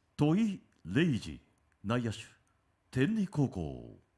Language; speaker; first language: Japanese; native; Japanese